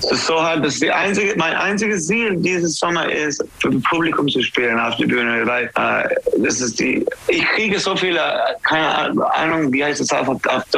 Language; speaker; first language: German; non-native, fluent; English